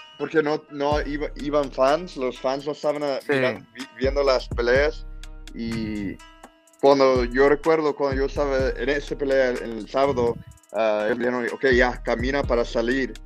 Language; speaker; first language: Spanish; early bilingual, heritage; English